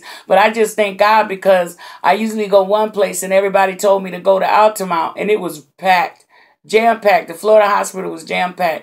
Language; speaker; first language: English; native; English